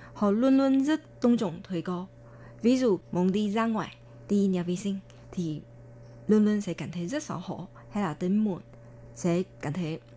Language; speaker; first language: Vietnamese; non-native, fluent; Chinese